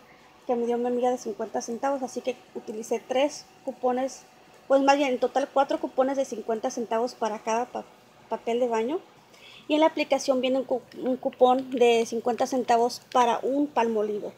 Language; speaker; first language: Spanish; native; Spanish